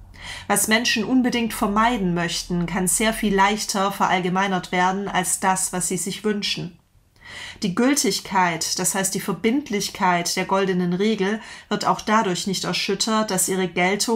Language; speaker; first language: German; native; German